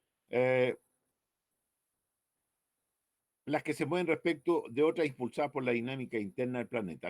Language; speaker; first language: Spanish; native; Spanish